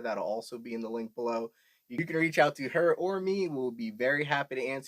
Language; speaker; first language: English; native; English